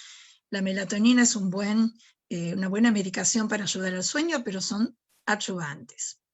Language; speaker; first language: Spanish; native; Spanish